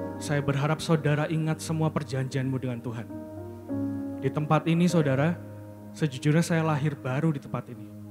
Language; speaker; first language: Indonesian; native; Indonesian